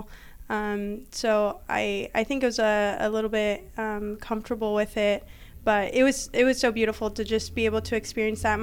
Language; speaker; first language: English; native; English